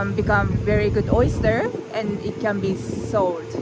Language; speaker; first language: English; non-native, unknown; Japanese